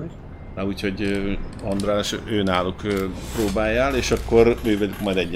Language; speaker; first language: Hungarian; native; Hungarian